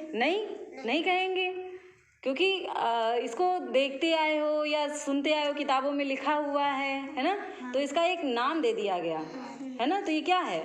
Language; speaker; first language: Hindi; native; Hindi